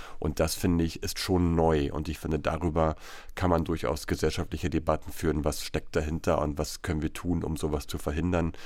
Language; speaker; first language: German; native; German